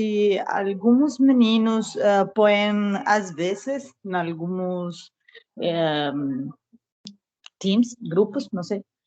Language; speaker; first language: Portuguese; non-native, learner; Spanish